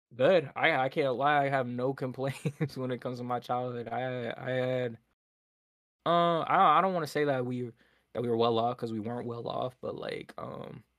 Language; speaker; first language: English; native; English